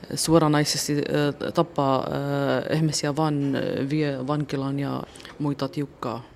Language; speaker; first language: Finnish; non-native, fluent; Arabic